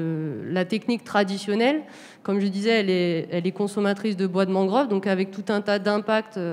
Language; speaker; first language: French; native; French